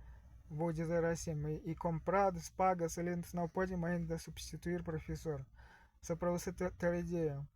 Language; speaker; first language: Portuguese; non-native, learner; Russian